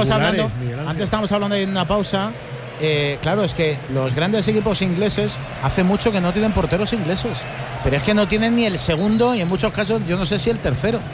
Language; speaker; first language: Spanish; native; Spanish